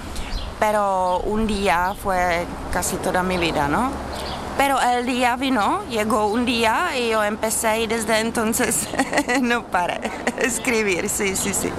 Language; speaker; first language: Spanish; non-native, learner; Czech